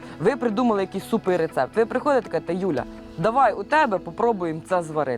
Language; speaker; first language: Ukrainian; native; Ukrainian